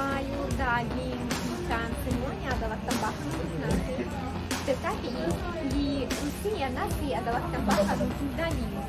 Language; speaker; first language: Indonesian; non-native, fluent; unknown